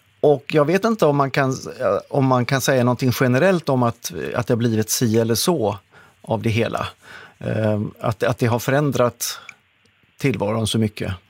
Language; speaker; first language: Swedish; native; Swedish